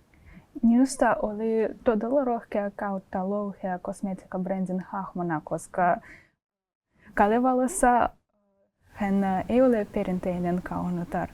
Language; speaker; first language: Finnish; non-native, fluent; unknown